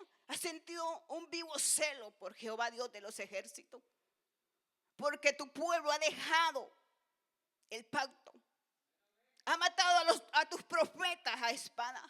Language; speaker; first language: Spanish; native; Spanish